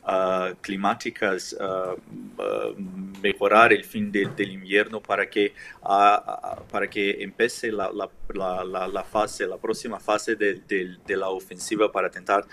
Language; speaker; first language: Spanish; non-native, fluent; Ukrainian